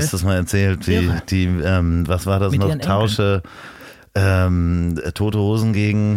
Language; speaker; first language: German; native; German